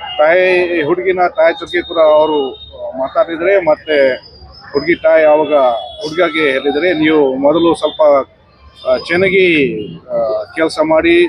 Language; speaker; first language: Kannada; non-native, local second language; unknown